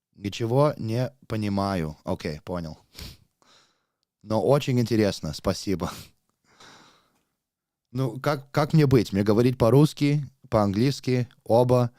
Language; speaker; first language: Russian; non-native, learner; English